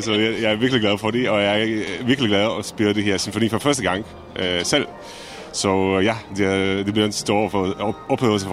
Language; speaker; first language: Danish; non-native, fluent; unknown